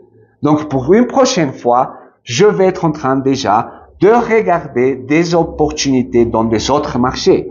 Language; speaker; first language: French; non-native, fluent; Spanish